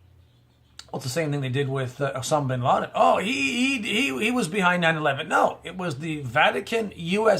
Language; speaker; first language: English; native; English